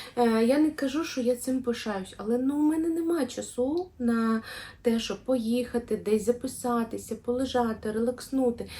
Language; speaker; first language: Ukrainian; non-native, local second language; Russian